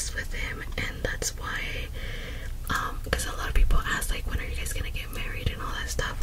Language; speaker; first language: English; early bilingual, other home language; Spanish